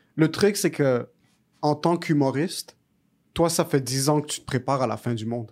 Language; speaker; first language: French; early bilingual, other home language; Arabic